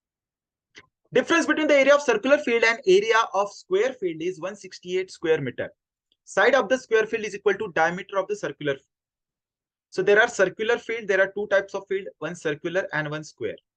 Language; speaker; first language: English; non-native, local second language; Hindi